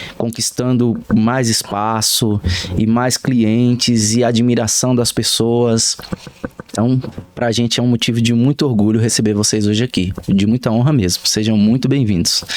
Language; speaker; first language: Portuguese; native; Portuguese